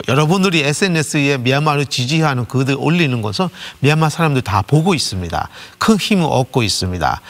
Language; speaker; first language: Korean; non-native, fluent; Burmese